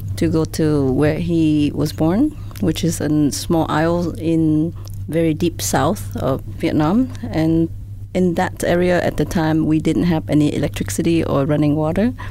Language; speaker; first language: English; non-native, fluent; Vietnamese